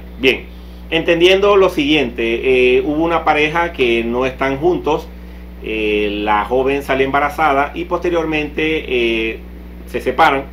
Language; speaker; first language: Spanish; native; Spanish